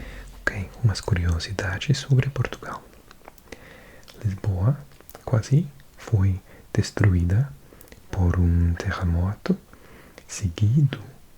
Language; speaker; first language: Portuguese; non-native, learner; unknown